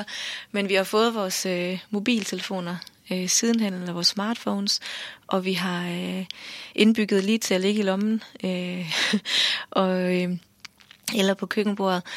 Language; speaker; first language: Danish; native; Danish